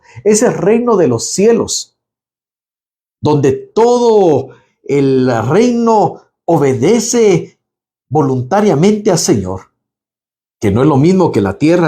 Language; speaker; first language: Spanish; native; Spanish